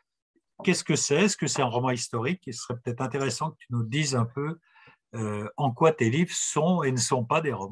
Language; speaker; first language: French; native; French